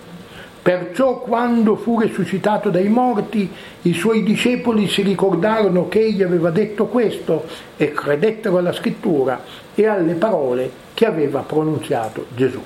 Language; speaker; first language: Italian; native; Italian